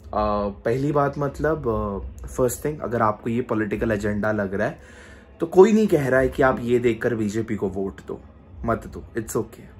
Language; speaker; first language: Hindi; non-native, local second language; Marathi